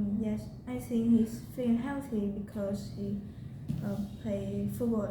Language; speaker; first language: English; non-native, learner; Vietnamese